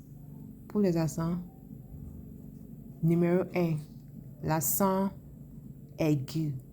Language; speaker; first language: French; non-native, fluent; English